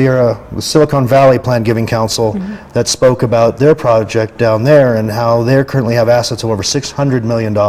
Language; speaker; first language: English; native; English